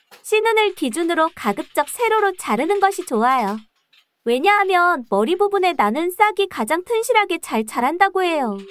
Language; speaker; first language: Korean; native; Korean